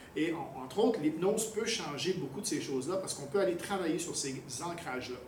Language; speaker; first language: French; native; French